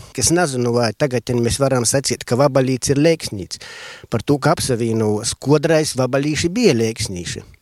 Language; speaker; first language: Latvian; native; Latvian